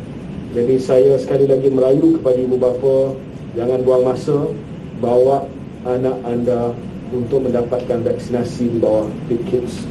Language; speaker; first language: Malay; native; Malay